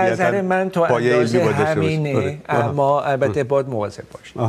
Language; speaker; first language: Persian; non-native, fluent; Dutch